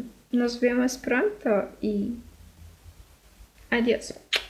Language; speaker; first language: Spanish; non-native, learner; Russian